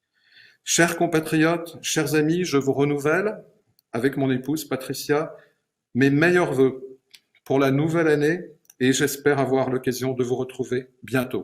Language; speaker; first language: French; native; French